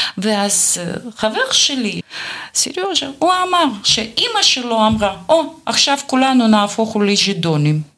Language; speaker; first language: Hebrew; non-native, fluent; Russian